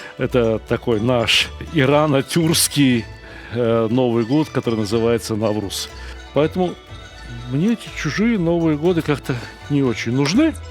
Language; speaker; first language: Russian; native; Russian